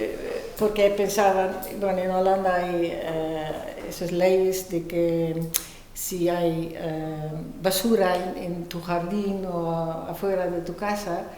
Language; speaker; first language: Spanish; non-native, fluent; Dutch